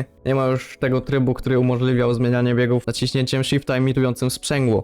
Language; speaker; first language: Polish; native; Polish